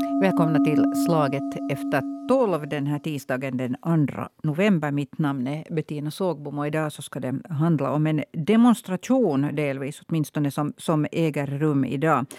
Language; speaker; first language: Swedish; native; Swedish